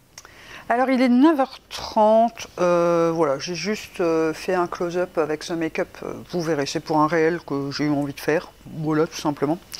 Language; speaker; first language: French; native; French